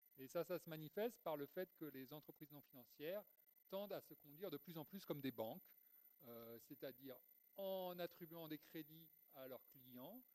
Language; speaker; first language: French; native; French